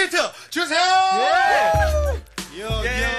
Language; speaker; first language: Korean; native; Korean